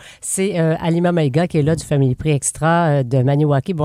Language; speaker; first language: French; native; French